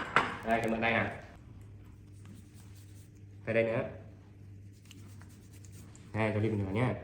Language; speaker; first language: Vietnamese; native; Vietnamese